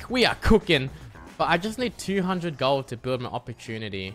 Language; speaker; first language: English; native; English